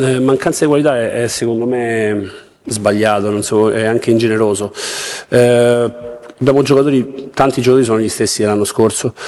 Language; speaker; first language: Italian; native; Italian